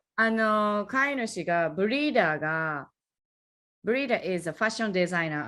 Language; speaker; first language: Japanese; native; Japanese